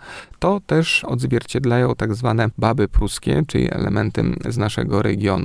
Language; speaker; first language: Polish; native; Polish